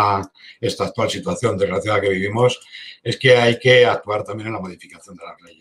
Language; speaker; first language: Spanish; native; Spanish